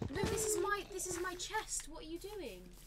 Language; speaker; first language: English; native; English